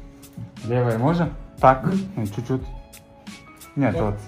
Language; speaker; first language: Russian; non-native, local second language; Uzbek